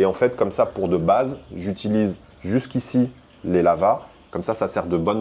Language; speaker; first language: French; native; French